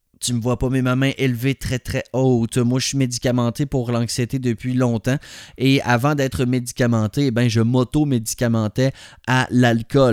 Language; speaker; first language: French; native; French